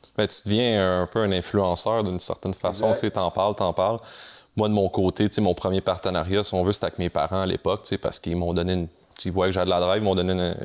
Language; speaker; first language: French; native; French